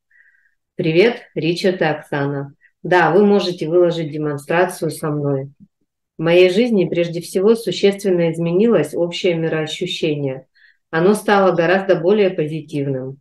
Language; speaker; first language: Russian; native; Russian